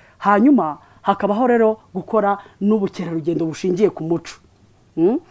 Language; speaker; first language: Kinyarwanda; native; Kinyarwanda